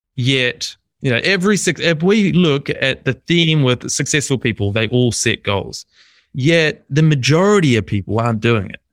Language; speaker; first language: English; native; English